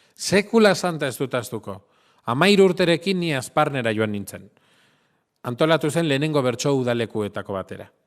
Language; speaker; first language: Basque; non-native, local second language; Spanish